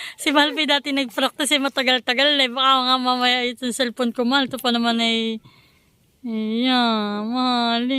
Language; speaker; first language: Filipino; native; Filipino